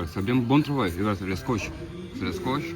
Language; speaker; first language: French; non-native, learner; Russian